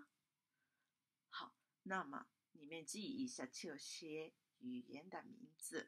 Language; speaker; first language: Chinese; non-native, fluent; Japanese